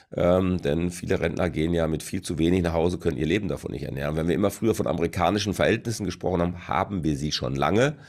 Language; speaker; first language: German; native; German